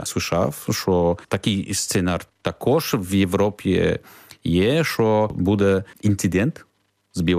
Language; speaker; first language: Ukrainian; non-native, learner; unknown